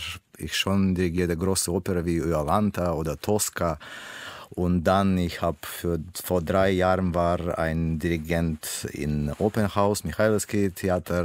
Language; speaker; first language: German; non-native, learner; Russian